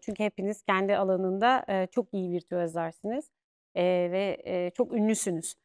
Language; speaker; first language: Turkish; native; Turkish